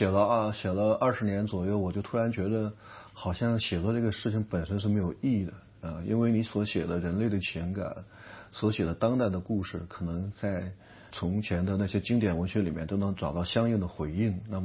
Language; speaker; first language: Chinese; native; Chinese